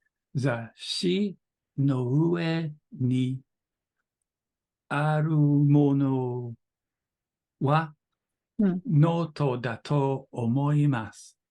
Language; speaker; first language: Japanese; non-native, learner; English